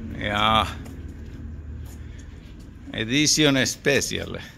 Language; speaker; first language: Spanish; non-native, learner; Dutch